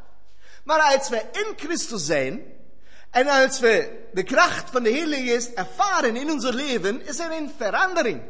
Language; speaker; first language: Dutch; non-native, fluent; German